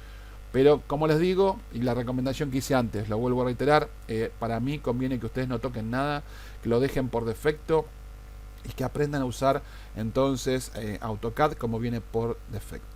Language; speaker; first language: Spanish; native; Spanish